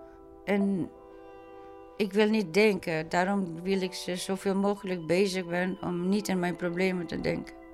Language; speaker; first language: Dutch; non-native, learner; Albanian